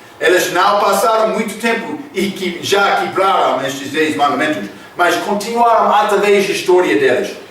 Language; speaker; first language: Portuguese; non-native, fluent; English